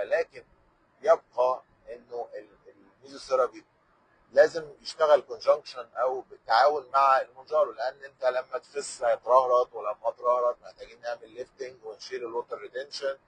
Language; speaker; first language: Arabic; native; Arabic